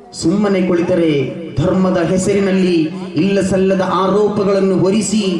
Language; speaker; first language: Kannada; non-native, local second language; Malayalam